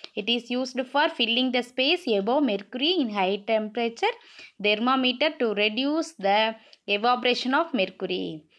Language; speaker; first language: English; non-native, local second language; Tamil